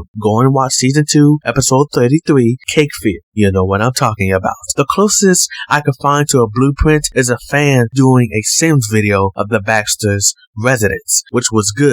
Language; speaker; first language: English; native; English